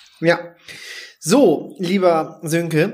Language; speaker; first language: German; native; German